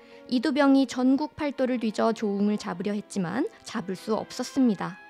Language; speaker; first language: Korean; native; Korean